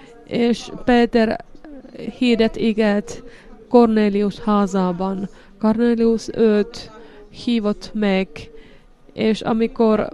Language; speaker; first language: Hungarian; non-native, learner; Finnish